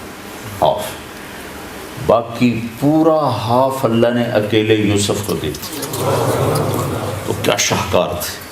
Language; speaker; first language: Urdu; non-native, local second language; Punjabi